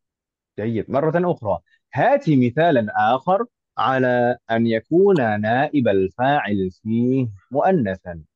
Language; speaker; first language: Arabic; non-native, fluent; Indonesian